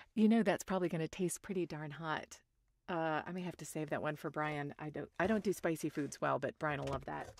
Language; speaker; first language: English; native; English